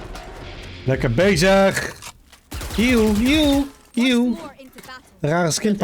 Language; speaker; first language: Dutch; native; Dutch